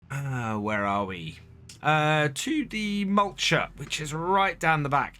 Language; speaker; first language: English; native; English